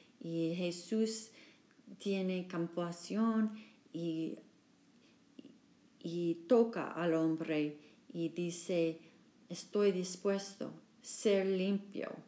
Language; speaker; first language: Spanish; non-native, learner; English